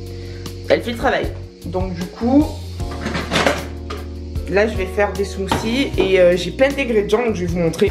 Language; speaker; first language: French; native; French